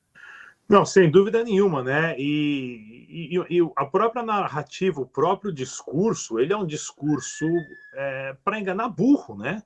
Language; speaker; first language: Portuguese; native; Portuguese